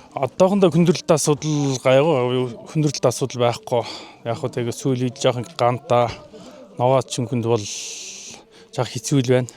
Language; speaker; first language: Mongolian; non-native, local second language; Kazakh